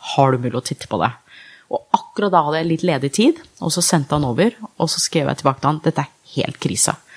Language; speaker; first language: Norwegian; early bilingual, other home language; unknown